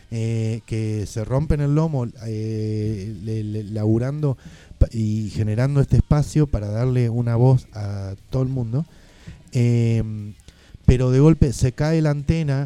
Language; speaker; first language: Spanish; native; Spanish